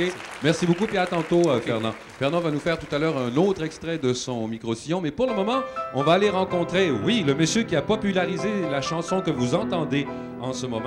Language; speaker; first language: French; native; French